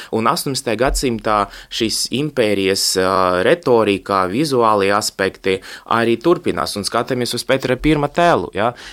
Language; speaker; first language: Latvian; non-native, local second language; Russian